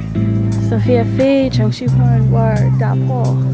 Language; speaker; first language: Chinese; non-native, learner; English